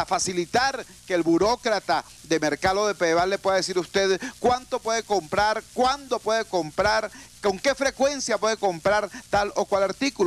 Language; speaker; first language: Spanish; native; Spanish